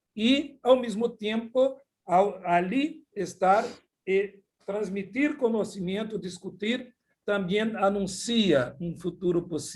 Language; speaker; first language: Portuguese; non-native, fluent; Spanish